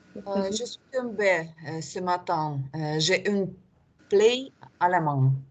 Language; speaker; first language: French; non-native, learner; Russian